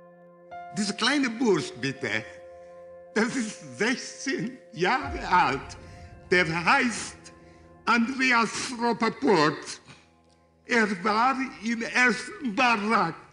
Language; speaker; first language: German; non-native, learner; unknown